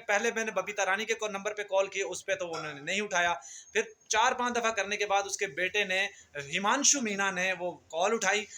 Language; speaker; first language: Urdu; non-native, local second language; Punjabi